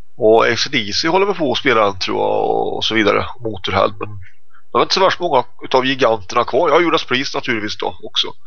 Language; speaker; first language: Swedish; native; Swedish